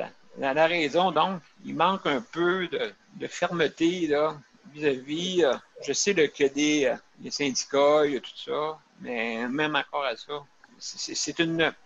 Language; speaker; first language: French; native; French